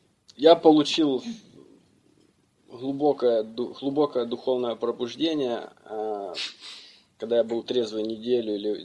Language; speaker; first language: Russian; native; Russian